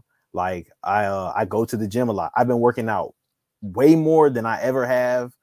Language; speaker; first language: English; native; English